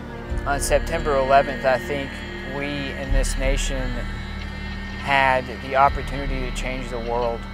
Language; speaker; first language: English; native; English